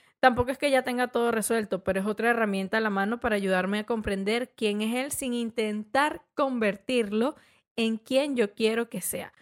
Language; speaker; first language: Spanish; native; Spanish